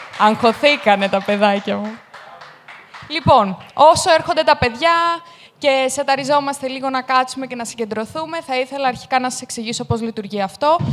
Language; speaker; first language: Greek; native; Greek